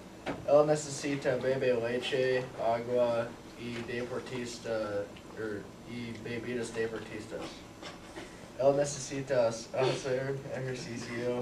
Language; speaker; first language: Spanish; non-native, learner; English